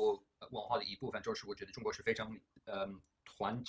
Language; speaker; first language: Chinese; early bilingual, heritage; English